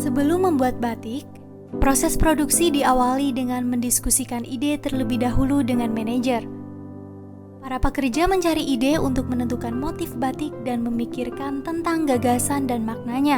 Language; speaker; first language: Indonesian; native; Indonesian